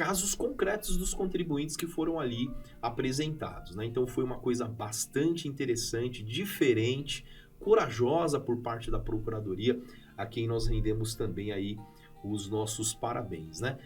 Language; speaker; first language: Portuguese; native; Portuguese